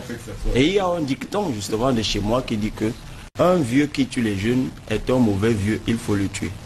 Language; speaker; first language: French; non-native, local second language; Basaa